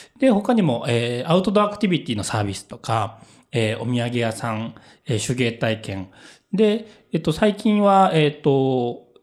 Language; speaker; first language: Japanese; native; Japanese